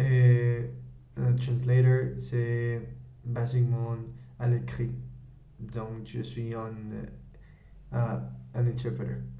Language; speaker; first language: French; non-native, learner; Spanish